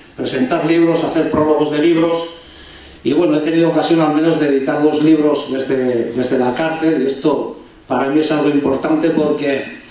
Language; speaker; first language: Spanish; non-native, local second language; Basque